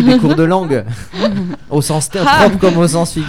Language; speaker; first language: French; native; French